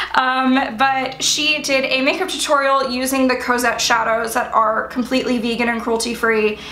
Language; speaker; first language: English; native; English